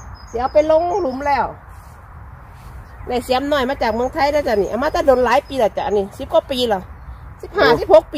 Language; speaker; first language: Thai; native; Thai